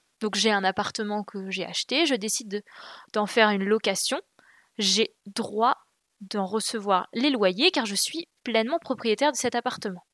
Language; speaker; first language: French; native; French